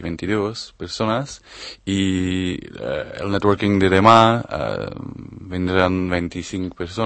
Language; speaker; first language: Catalan; non-native, fluent; Spanish